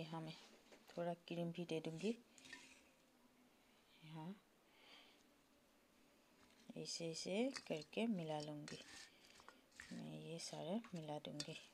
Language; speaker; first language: Hindi; non-native, local second language; Assamese